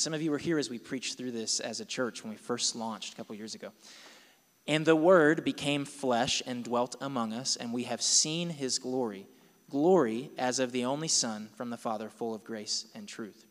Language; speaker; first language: English; native; English